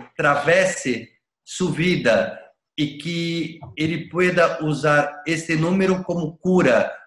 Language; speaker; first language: Spanish; non-native, learner; Portuguese